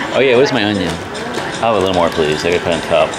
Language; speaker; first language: English; native; English